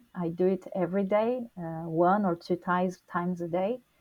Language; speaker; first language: English; non-native, fluent; Portuguese